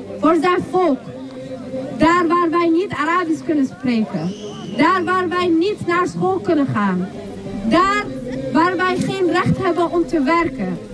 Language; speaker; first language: Dutch; early bilingual, other home language; Arabic